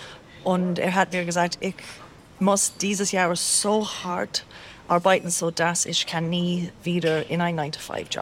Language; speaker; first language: German; non-native, learner; English